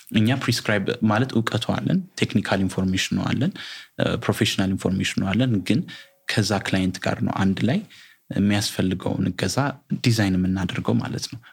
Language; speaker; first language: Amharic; native; Amharic